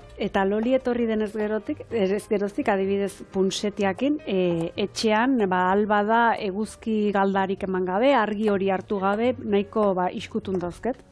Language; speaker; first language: Basque; native; Basque